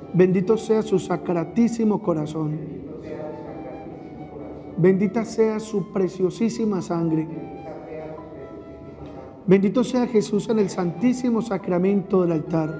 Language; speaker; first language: Spanish; native; Spanish